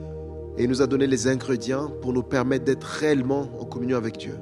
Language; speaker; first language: French; native; French